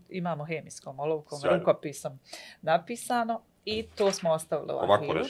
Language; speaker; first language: Bosnian; native; Bosnian